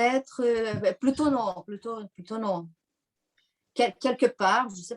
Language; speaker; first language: French; non-native, fluent; Portuguese